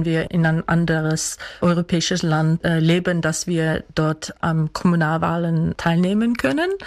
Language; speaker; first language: German; non-native, fluent; Dutch